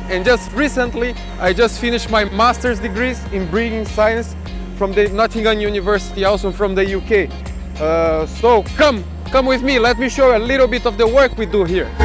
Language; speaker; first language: English; non-native, fluent; Portuguese